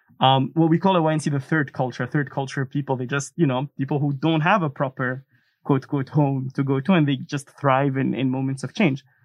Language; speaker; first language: English; non-native, fluent; Arabic